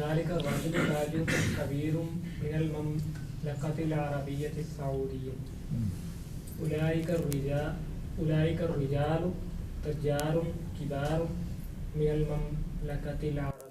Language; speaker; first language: Arabic; non-native, learner; Urdu